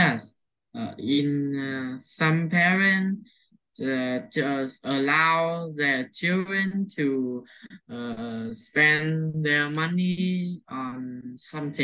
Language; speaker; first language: English; non-native, learner; Vietnamese